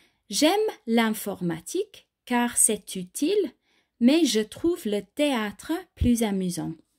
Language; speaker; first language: French; non-native, fluent; English